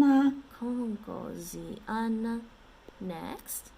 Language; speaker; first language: Vietnamese; non-native, learner; English